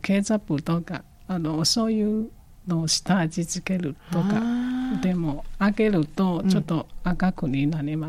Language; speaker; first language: Japanese; non-native, fluent; Chinese